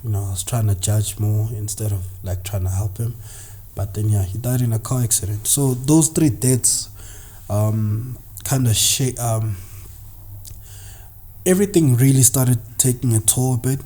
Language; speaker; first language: English; non-native, local second language; Zulu